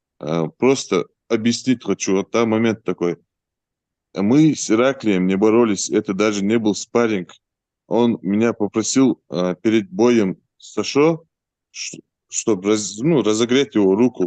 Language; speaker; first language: Russian; native; Russian